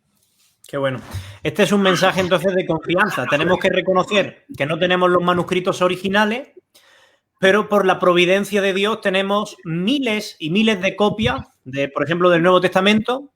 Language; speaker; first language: Spanish; native; Spanish